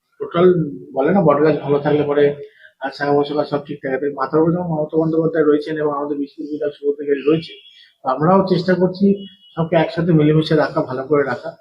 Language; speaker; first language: Bangla; native; Bangla